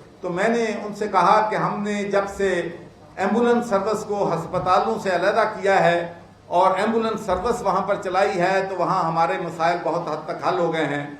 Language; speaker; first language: Urdu; non-native, local second language; Punjabi